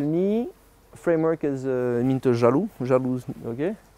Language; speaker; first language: Hungarian; non-native, learner; French